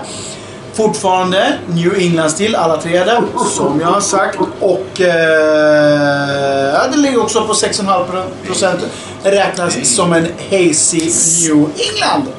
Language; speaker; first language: Swedish; native; Swedish